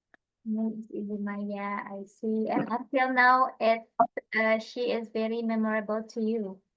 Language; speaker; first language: English; non-native, fluent; Indonesian